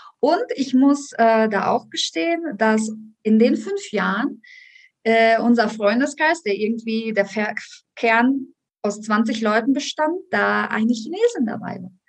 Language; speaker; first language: German; early bilingual, other home language; Russian